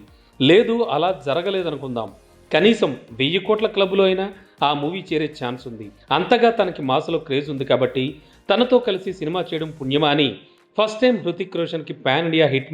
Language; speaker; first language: Telugu; native; Telugu